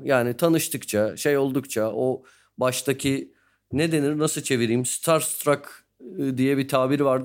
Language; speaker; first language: Turkish; native; Turkish